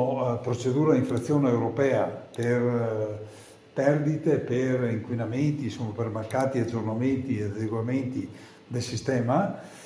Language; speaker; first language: Italian; native; Italian